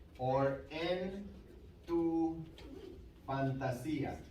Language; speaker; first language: Spanish; non-native, fluent; English